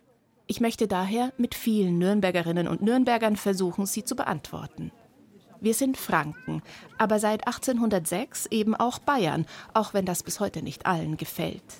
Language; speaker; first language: German; native; German